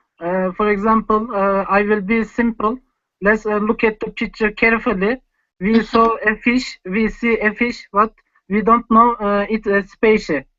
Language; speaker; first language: English; non-native, learner; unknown